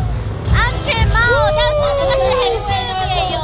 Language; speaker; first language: Chinese; early bilingual, heritage; Japanese